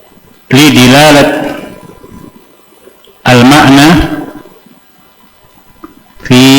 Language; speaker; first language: Arabic; non-native, fluent; Indonesian